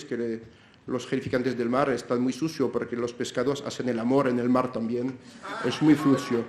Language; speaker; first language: Spanish; non-native, fluent; French